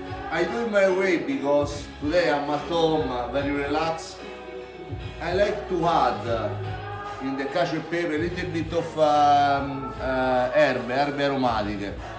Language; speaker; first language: English; non-native, learner; Italian